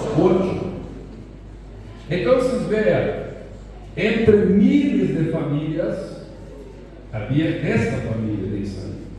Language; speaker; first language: Spanish; non-native, fluent; Portuguese